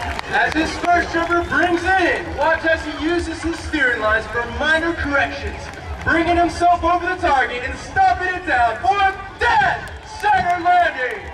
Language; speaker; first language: English; native; English